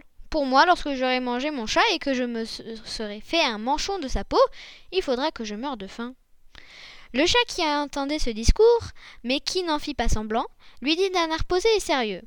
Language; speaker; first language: French; native; French